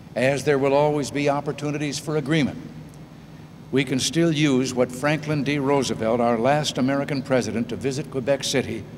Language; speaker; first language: English; native; English